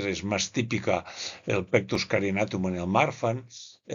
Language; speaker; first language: Spanish; native; Spanish